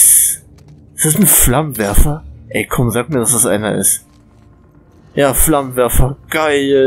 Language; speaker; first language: German; native; German